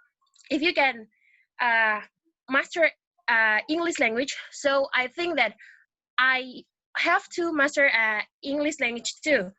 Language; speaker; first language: English; non-native, learner; Indonesian